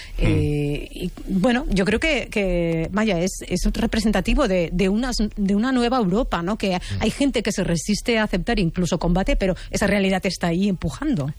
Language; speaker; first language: Spanish; native; Spanish